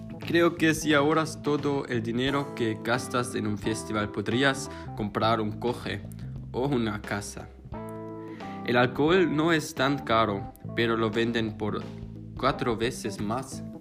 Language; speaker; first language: Spanish; non-native, learner; German